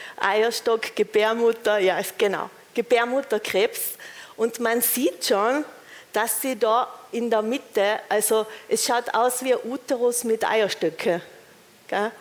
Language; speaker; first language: German; native; German